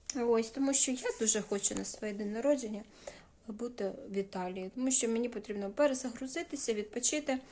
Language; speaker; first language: Ukrainian; non-native, local second language; Russian